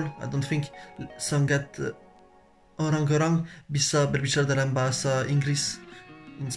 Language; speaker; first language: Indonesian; non-native, learner; French